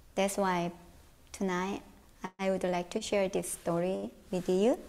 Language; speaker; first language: English; non-native, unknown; Korean